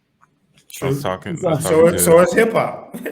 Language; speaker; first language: English; native; English